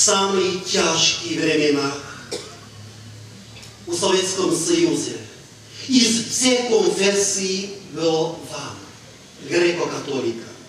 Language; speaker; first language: Ukrainian; non-native, local second language; Hungarian